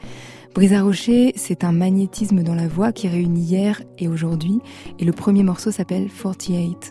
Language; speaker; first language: French; native; French